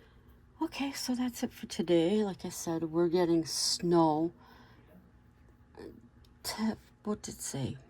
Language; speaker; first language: English; native; English